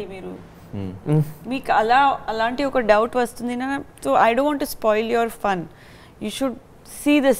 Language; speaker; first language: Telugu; non-native, learner; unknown